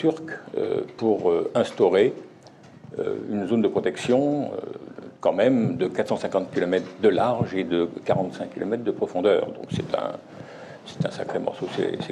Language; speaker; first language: French; native; French